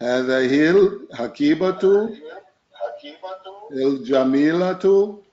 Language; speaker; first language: Arabic; non-native, learner; English